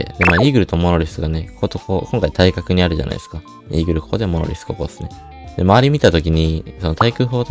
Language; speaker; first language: Japanese; native; Japanese